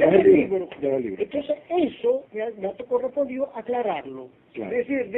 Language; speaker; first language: Spanish; native; Spanish